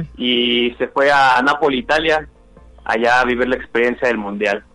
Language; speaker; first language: Spanish; native; Spanish